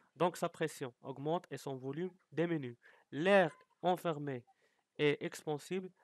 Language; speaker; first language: French; non-native, local second language; Arabic